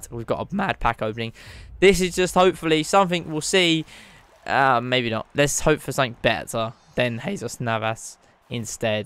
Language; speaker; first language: English; native; English